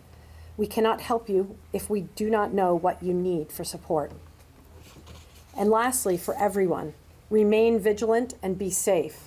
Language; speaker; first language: English; native; English